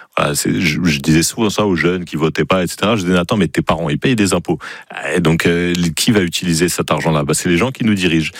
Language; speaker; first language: French; native; French